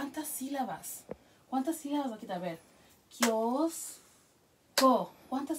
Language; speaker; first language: Spanish; early bilingual, heritage; Spanish